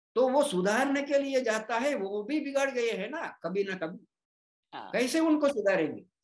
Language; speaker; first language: Hindi; non-native, local second language; Gondi